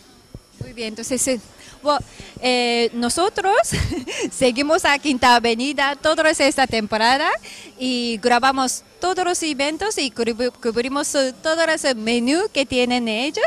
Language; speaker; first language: Spanish; non-native, fluent; Japanese